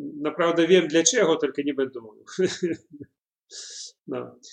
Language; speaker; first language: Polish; non-native, learner; Belarusian